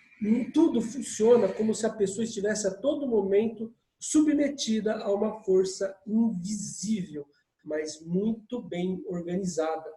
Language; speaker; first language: Portuguese; native; Portuguese